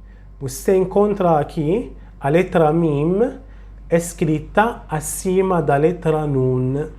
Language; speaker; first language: Portuguese; non-native, fluent; Arabic